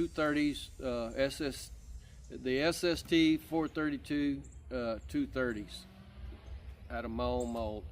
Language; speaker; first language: English; native; English